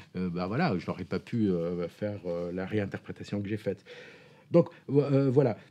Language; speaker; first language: French; non-native, local second language; Arabic